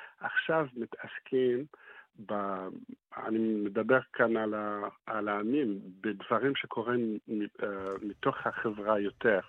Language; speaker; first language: Hebrew; non-native, fluent; Arabic